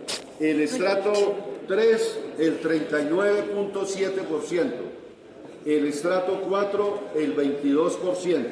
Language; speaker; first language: Spanish; native; Spanish